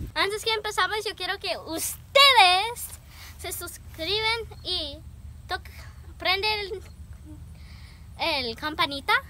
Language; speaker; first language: Spanish; early bilingual, heritage; Spanish